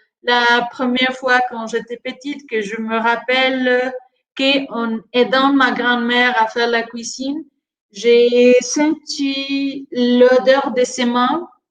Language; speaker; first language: French; non-native, fluent; Spanish